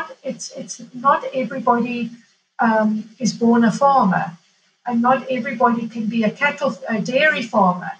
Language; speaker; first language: English; native; English